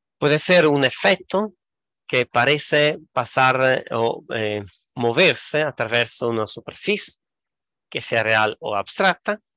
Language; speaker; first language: Spanish; non-native, fluent; Italian